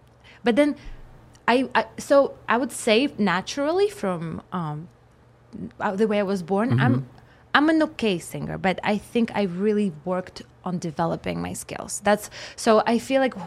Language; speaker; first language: English; non-native, fluent; Russian